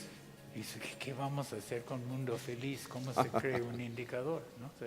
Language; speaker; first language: Spanish; non-native, fluent; English